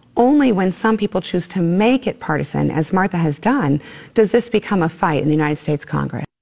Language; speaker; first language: English; native; English